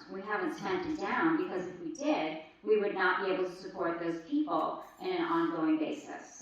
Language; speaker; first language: English; early bilingual, other home language; French